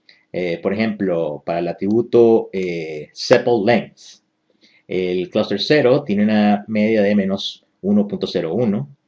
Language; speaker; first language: Spanish; native; Spanish